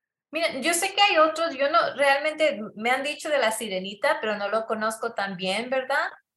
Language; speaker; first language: Spanish; early bilingual, heritage; Spanish